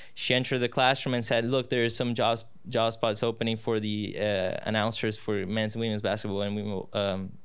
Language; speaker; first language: English; non-native, fluent; Portuguese